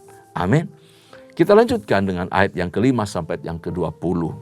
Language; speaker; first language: Indonesian; native; Indonesian